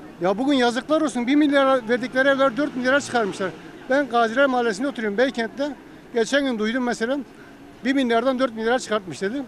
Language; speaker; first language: Turkish; native; Turkish